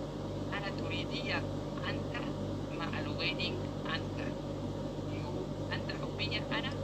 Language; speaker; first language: Arabic; non-native, learner; Oromo